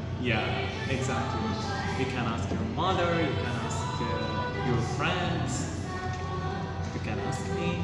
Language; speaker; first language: English; non-native, learner; Arabic